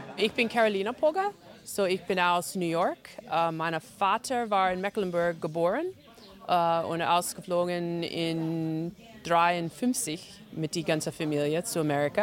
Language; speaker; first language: German; early bilingual, heritage; English